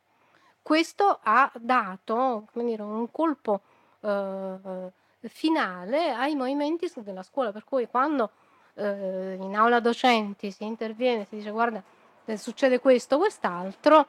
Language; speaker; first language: Italian; native; Italian